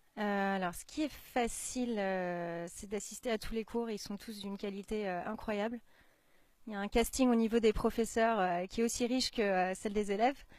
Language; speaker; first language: French; non-native, fluent; English